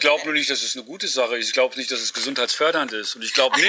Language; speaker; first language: German; native; German